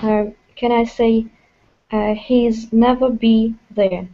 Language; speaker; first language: English; non-native, learner; Russian